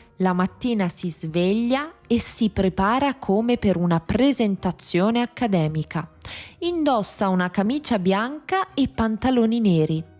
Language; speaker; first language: Italian; native; Italian